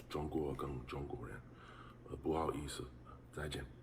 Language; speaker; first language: Chinese; non-native, learner; English